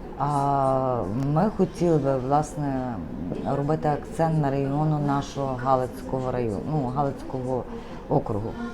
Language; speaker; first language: Ukrainian; native; Ukrainian